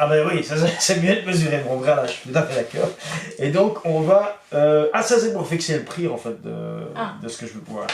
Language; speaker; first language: French; native; French